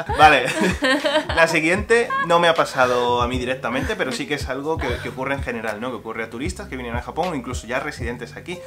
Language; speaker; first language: Spanish; native; Spanish